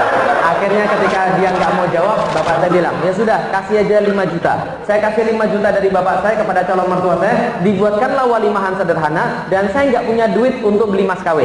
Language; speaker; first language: Indonesian; native; Indonesian